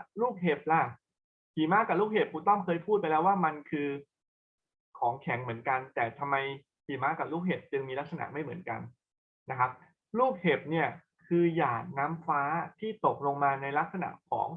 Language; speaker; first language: Thai; native; Thai